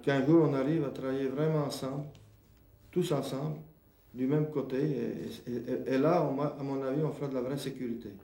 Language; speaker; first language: French; native; French